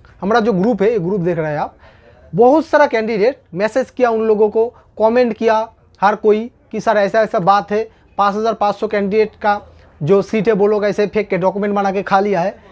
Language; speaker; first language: Hindi; non-native, local second language; Bangla